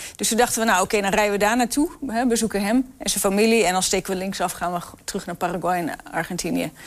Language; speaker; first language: Dutch; native; Dutch